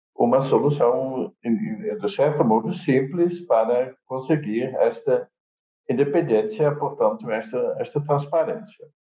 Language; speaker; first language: Portuguese; non-native, fluent; Dutch